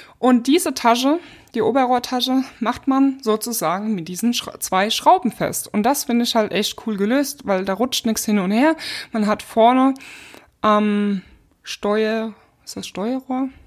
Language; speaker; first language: German; native; German